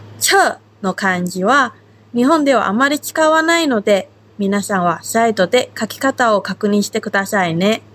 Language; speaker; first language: Japanese; non-native, fluent; Chinese